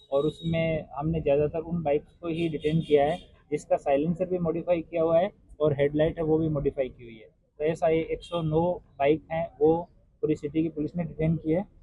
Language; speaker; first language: Hindi; non-native, local second language; Gujarati